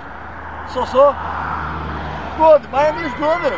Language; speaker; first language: English; non-native, learner; Portuguese